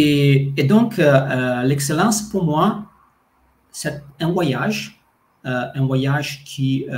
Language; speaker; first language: French; non-native, fluent; Italian